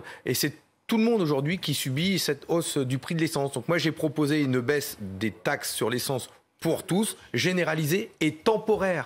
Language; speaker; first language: French; native; French